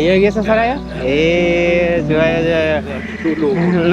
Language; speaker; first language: Korean; non-native, learner; Bangla